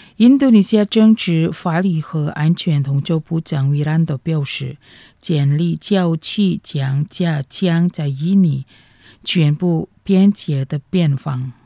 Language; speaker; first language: Chinese; non-native, fluent; Indonesian